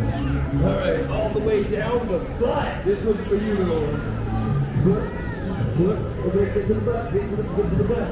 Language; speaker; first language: English; native; English